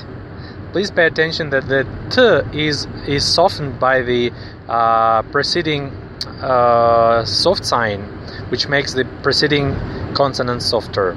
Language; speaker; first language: English; non-native, fluent; Russian